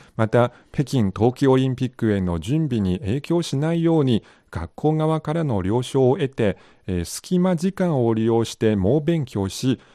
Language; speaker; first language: Japanese; non-native, fluent; Chinese